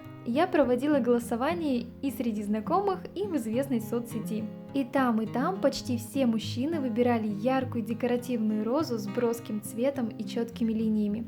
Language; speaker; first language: Russian; native; Russian